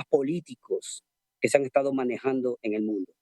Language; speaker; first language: Spanish; native; Spanish